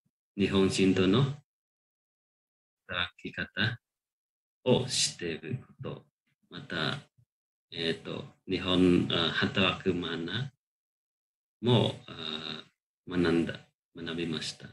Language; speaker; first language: Japanese; non-native, fluent; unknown